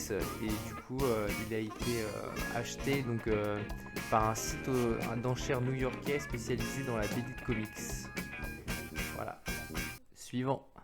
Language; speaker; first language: French; native; French